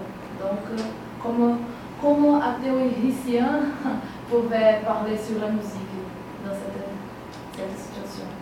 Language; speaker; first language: French; non-native, fluent; Portuguese